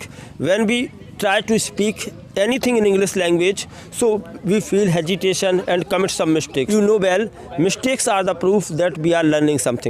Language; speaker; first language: English; non-native, local second language; Hindi